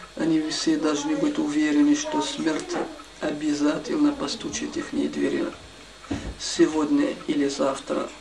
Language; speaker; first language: Russian; non-native, fluent; Arabic